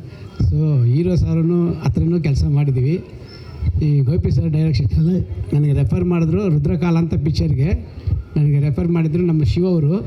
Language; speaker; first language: Kannada; non-native, learner; Telugu